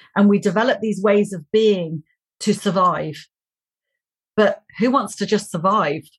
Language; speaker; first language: English; native; English